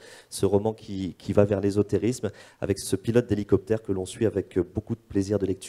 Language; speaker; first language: French; native; French